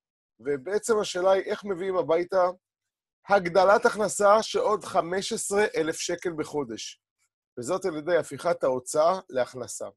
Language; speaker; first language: Hebrew; native; Hebrew